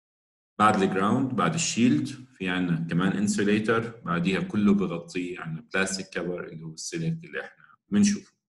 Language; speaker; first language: Arabic; native; Arabic